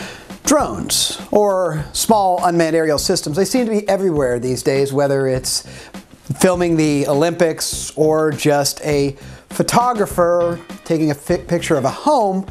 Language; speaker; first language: English; native; English